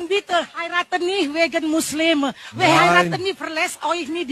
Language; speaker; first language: German; non-native, learner; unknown